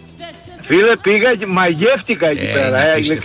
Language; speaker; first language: Greek; native; Greek